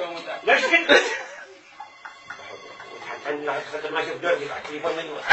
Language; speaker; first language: Arabic; native; Arabic